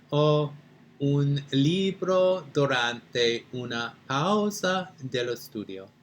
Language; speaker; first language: Italian; non-native, learner; English